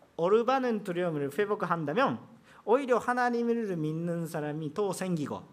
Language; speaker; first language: Korean; non-native, fluent; Japanese